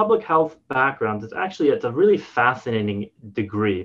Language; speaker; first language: English; native; English